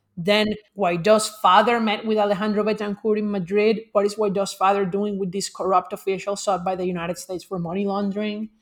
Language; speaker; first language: English; non-native, fluent; Spanish